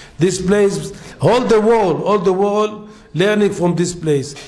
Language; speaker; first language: English; non-native, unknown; Hebrew